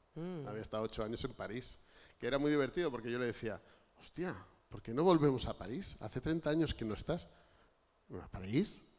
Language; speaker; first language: Spanish; native; Spanish